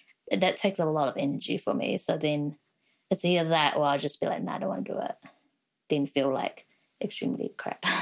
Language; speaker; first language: English; early bilingual, other home language; Vietnamese